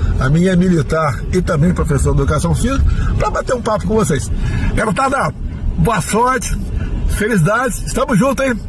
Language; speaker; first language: Portuguese; native; Portuguese